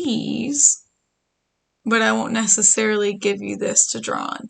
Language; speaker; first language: English; native; English